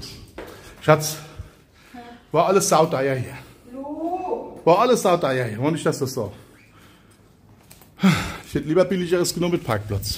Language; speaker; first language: German; native; German